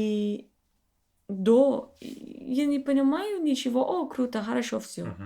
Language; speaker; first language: Russian; non-native, learner; English